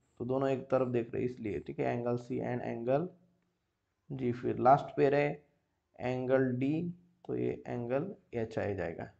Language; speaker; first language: Hindi; non-native, local second language; Marathi